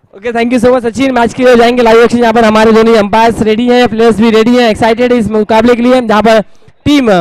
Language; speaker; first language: Hindi; non-native, local second language; Marathi